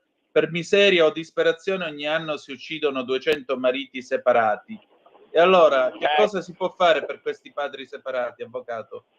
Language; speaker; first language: Italian; native; Italian